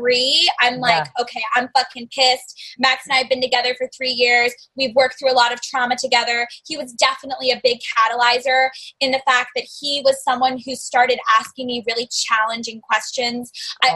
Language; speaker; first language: English; native; English